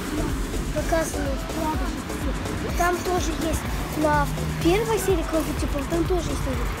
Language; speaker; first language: Russian; early bilingual, heritage; Russian